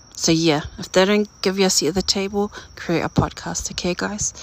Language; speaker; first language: English; native; English